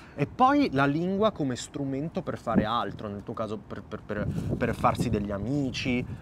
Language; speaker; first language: Italian; native; Italian